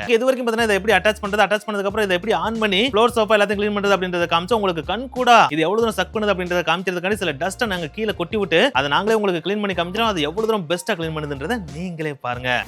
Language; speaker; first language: Tamil; native; Tamil